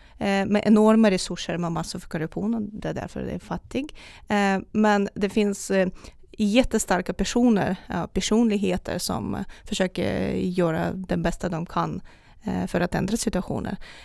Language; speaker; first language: Swedish; non-native, fluent; Russian